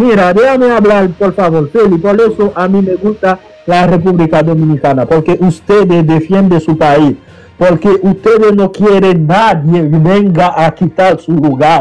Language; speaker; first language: Spanish; non-native, fluent; Haitian Creole